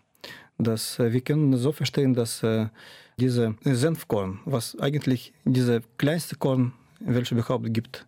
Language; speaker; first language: German; non-native, fluent; Russian